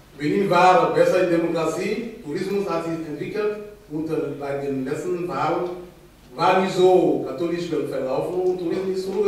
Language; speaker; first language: German; non-native, fluent; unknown